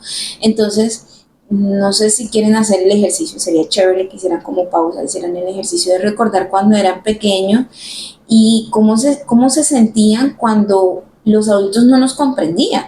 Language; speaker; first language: Spanish; native; Spanish